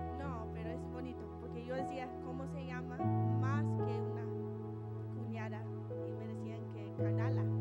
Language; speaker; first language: Spanish; non-native, fluent; English